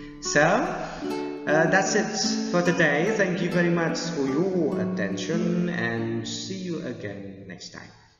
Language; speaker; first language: English; non-native, fluent; Indonesian